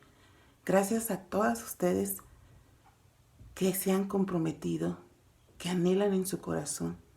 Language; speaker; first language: Spanish; native; Spanish